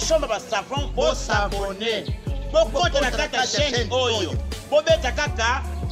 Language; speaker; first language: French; non-native, local second language; Lingala